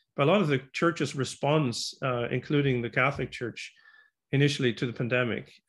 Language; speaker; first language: English; non-native, fluent; German